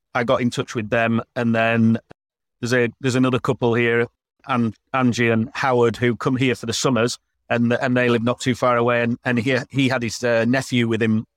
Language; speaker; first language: English; native; English